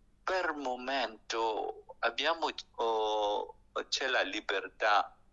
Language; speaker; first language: Italian; non-native, learner; Burmese